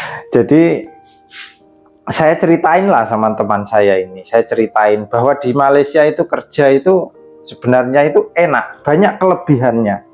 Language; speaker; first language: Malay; non-native, local second language; Javanese